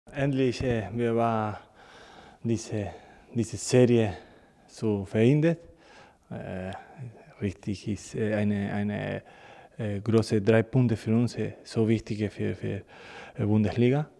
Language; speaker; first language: German; non-native, learner; Spanish